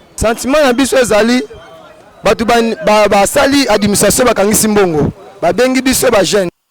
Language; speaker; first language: Lingala; native; Lingala